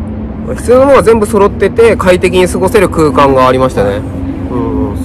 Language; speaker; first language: Japanese; native; Japanese